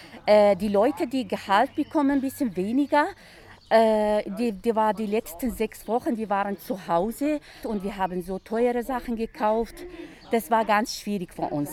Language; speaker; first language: German; non-native, learner; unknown